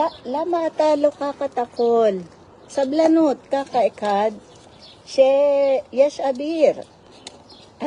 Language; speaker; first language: Hebrew; non-native, learner; Filipino